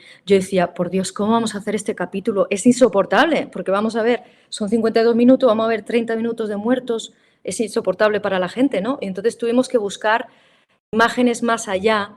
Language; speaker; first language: Spanish; native; Spanish